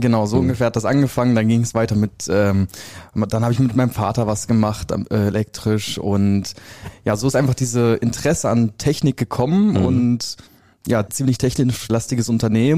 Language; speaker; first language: German; native; German